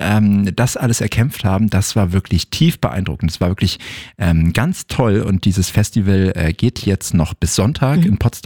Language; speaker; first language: German; native; German